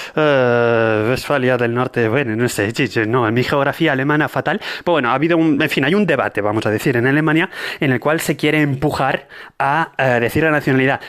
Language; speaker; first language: Spanish; native; Spanish